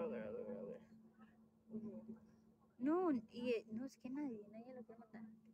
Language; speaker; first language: Spanish; native; Spanish